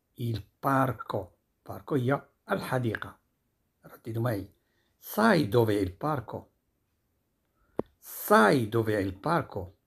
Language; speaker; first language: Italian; non-native, fluent; Arabic